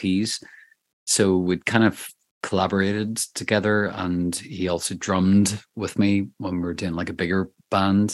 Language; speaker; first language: English; native; English